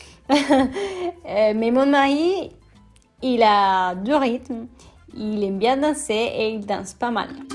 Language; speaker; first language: French; non-native, fluent; Spanish